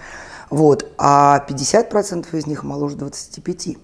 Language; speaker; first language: Russian; native; Russian